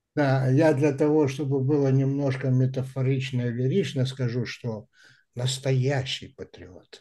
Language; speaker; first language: Russian; native; Russian